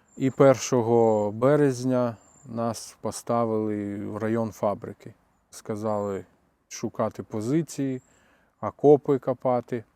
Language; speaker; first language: Ukrainian; native; Ukrainian